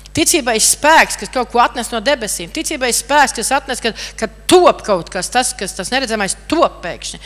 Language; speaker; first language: Latvian; native; Latvian